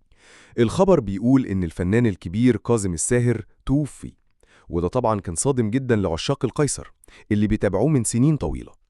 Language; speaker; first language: Arabic; native; Arabic